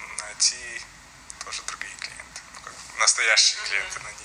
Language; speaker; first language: Russian; non-native, local second language; Latvian